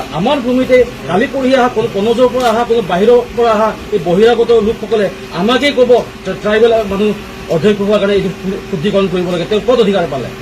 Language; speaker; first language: Assamese; non-native, local second language; Karbi